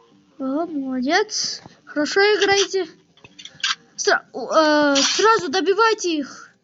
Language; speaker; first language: Russian; non-native, local second language; Kyrgyz